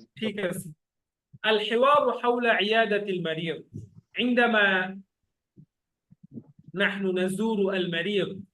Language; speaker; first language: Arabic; non-native, fluent; Bangla